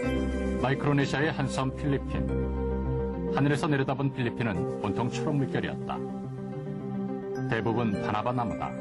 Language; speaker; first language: Korean; native; Korean